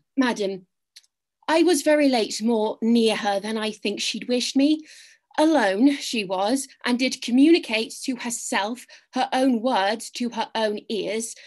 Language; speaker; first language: English; native; English